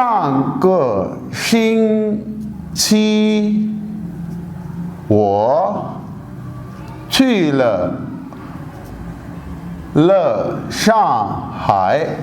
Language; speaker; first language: Chinese; non-native, fluent; Urdu